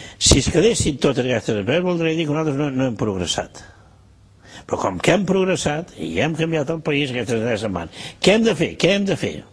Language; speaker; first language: Catalan; native; Catalan